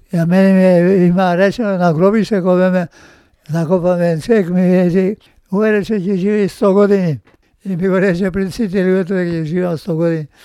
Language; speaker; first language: Macedonian; native; Macedonian